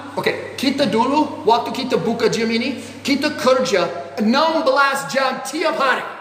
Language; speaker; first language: Indonesian; non-native, fluent; English